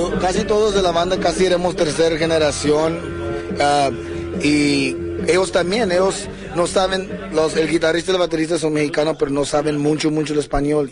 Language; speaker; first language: Spanish; early bilingual, heritage; English